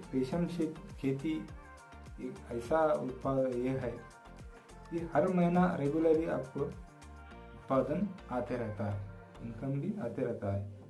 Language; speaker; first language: Hindi; non-native, local second language; Kannada